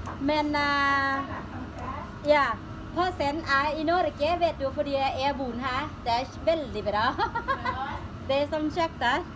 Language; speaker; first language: Norwegian; non-native, learner; Thai